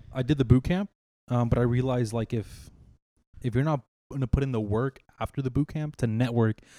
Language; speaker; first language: English; native; English